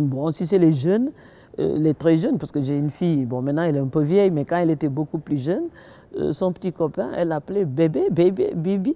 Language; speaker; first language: French; non-native, local second language; Wolof